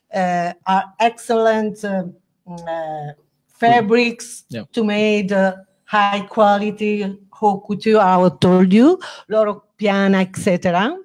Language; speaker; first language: English; non-native, learner; Italian